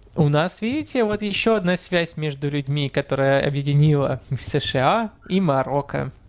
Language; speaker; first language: Russian; non-native, fluent; Arabic